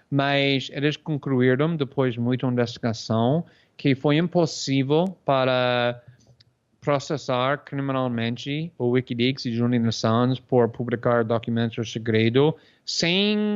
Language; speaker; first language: Portuguese; non-native, fluent; English